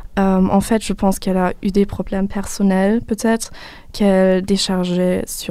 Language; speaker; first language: French; non-native, fluent; German